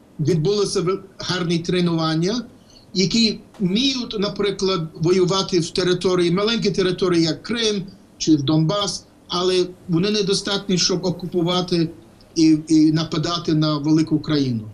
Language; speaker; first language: Ukrainian; early bilingual, heritage; Ukrainian